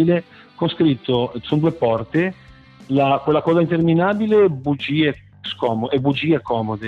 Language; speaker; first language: Italian; native; Italian